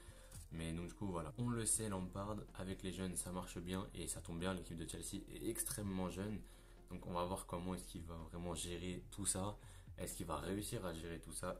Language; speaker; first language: French; native; French